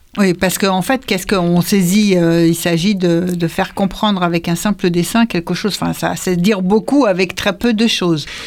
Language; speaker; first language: French; native; French